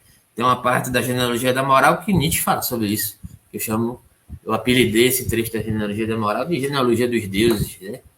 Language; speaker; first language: Portuguese; native; Portuguese